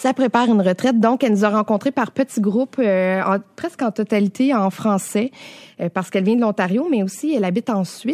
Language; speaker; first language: French; native; French